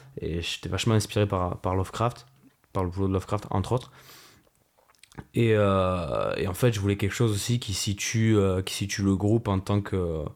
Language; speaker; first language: French; native; French